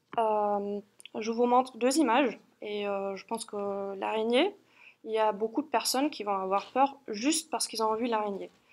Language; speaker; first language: French; non-native, fluent; German